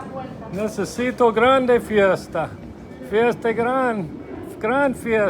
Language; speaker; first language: Spanish; non-native, learner; English